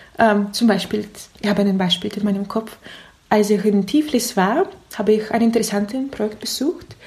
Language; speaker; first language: German; non-native, learner; Russian